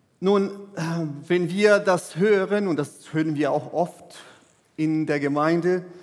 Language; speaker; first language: German; non-native, fluent; Portuguese